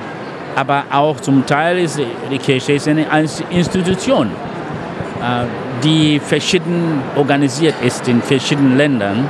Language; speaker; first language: German; non-native, fluent; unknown